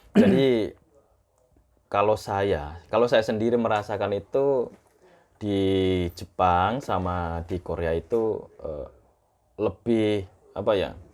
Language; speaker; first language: Indonesian; non-native, local second language; Javanese